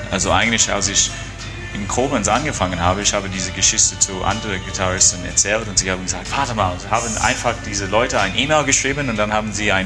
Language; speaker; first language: German; non-native, learner; English